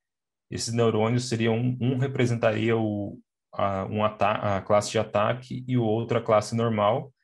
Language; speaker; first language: Portuguese; native; Portuguese